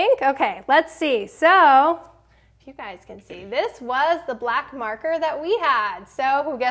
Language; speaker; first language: English; native; English